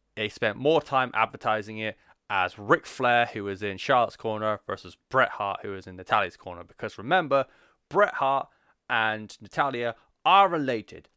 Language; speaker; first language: English; native; English